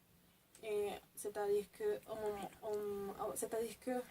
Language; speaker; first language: French; non-native, fluent; Spanish